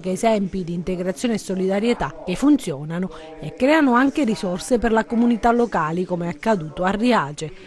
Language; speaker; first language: Italian; native; Italian